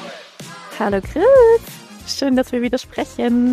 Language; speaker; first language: German; native; German